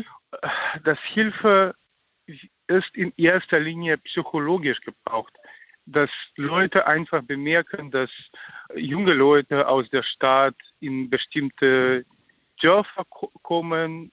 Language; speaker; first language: German; non-native, fluent; Ukrainian